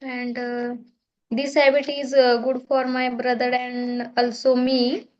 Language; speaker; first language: English; non-native, learner; Marathi